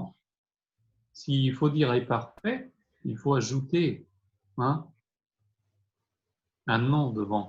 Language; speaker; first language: French; non-native, fluent; Albanian